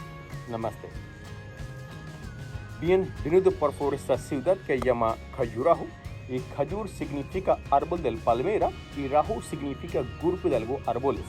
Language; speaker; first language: Spanish; non-native, learner; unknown